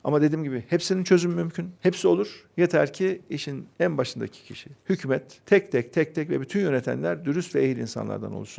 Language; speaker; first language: Turkish; native; Turkish